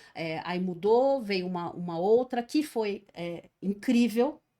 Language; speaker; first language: Portuguese; native; Portuguese